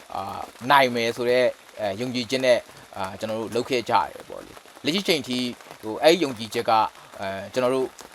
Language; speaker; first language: Burmese; native; Burmese